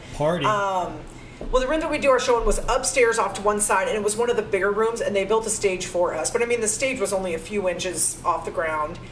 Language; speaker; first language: English; native; English